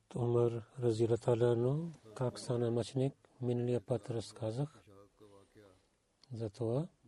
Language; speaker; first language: Bulgarian; non-native, learner; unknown